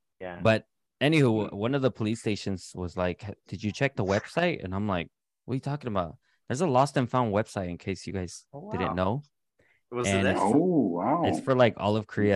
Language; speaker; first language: English; native; English